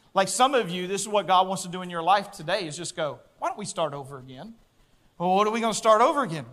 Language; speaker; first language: English; native; English